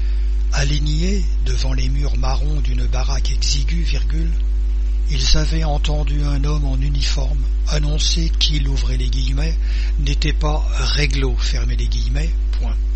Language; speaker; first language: French; native; French